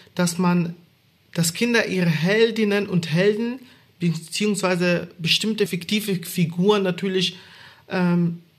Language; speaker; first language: German; native; German